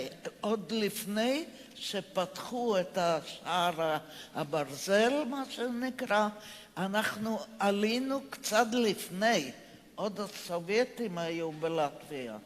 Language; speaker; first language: Hebrew; non-native, fluent; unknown